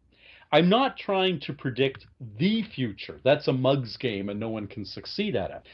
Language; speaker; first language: English; native; English